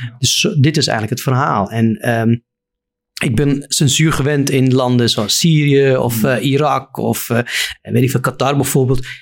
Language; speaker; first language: Dutch; non-native, fluent; Arabic